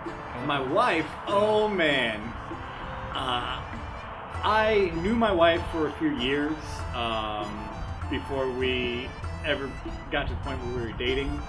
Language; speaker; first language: English; native; English